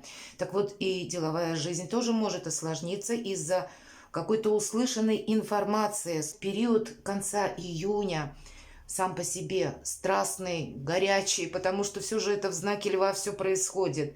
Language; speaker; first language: Russian; native; Russian